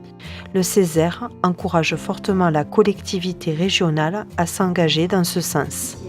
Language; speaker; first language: French; native; French